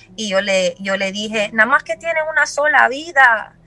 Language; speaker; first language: Spanish; early bilingual, heritage; Spanish